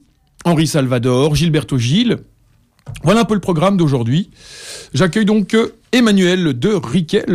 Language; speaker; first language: French; native; French